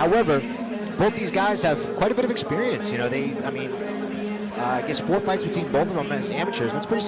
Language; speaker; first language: English; native; English